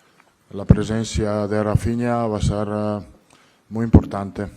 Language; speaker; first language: Spanish; non-native, fluent; Italian